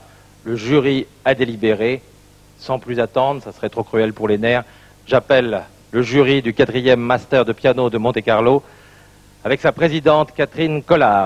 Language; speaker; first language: French; native; French